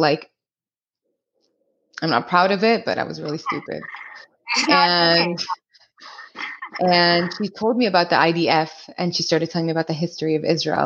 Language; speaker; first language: English; early bilingual, other home language; Hebrew